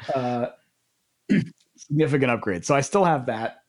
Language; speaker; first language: English; early bilingual, other home language; Italian